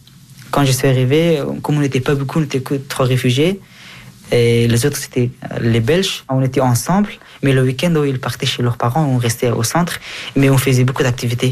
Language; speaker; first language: French; early bilingual, other home language; Persian